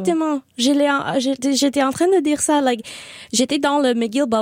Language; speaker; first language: French; non-native, local second language; Spanish